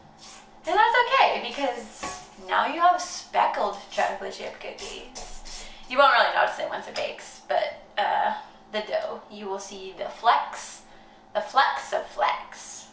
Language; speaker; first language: English; native; English